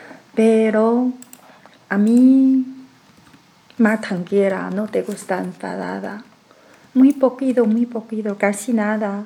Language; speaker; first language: Spanish; non-native, learner; Chinese